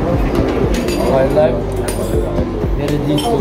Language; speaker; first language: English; non-native, learner; Turkish